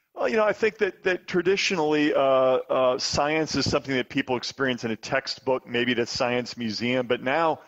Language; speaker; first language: English; native; English